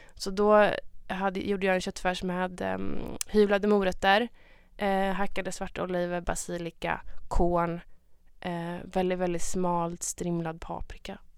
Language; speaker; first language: Swedish; native; Swedish